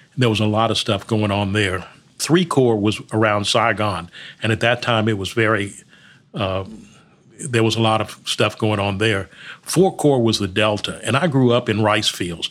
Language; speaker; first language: English; early bilingual, other home language; Spanish